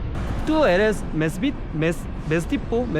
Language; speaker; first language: Spanish; non-native, learner; Korean